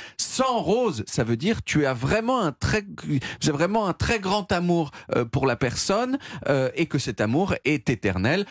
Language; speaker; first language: French; native; French